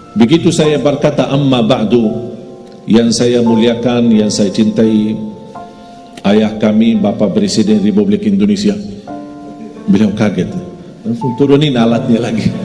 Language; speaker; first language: Indonesian; non-native, fluent; Arabic